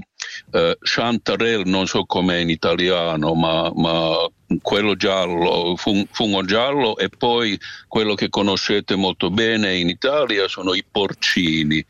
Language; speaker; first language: Italian; non-native, fluent; Finnish